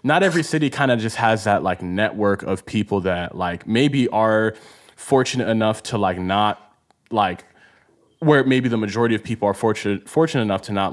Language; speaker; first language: English; early bilingual, other home language; Igbo